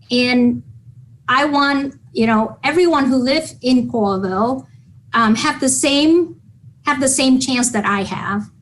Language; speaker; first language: English; non-native, fluent; Vietnamese